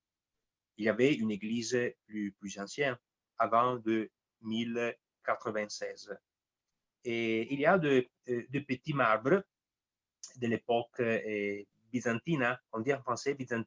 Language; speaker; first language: French; non-native, fluent; Italian